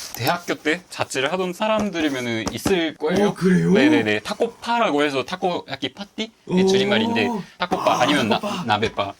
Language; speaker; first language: Korean; non-native, fluent; Japanese